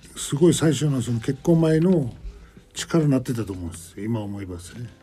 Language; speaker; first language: Japanese; non-native, fluent; Mongolian